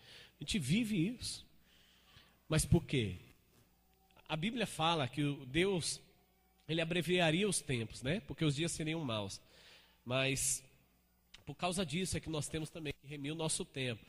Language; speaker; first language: Portuguese; native; Portuguese